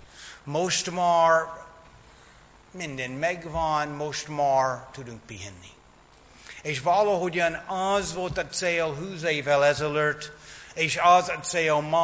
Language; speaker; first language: Hungarian; non-native, fluent; English